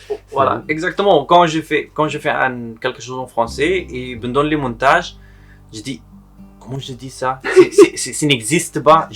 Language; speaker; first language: French; non-native, learner; Arabic